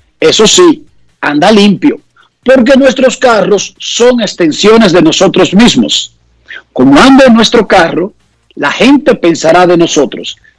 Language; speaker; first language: Spanish; native; Spanish